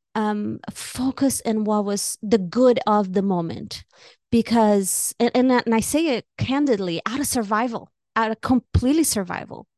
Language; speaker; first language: English; non-native, fluent; Portuguese